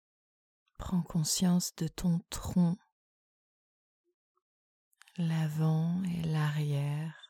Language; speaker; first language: French; native; French